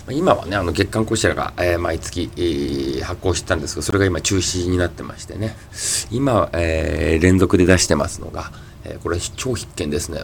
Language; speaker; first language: Japanese; native; Japanese